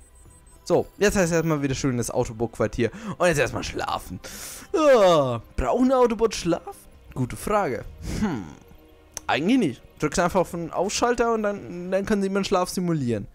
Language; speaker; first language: German; native; German